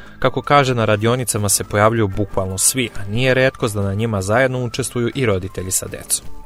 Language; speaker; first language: Serbian; native; Serbian